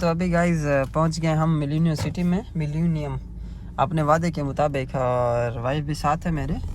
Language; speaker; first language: Urdu; non-native, local second language; Saraiki